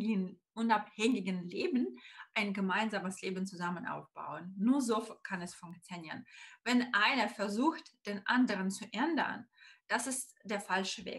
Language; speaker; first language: German; non-native, fluent; Russian